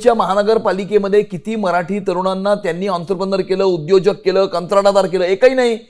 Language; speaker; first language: Marathi; native; Marathi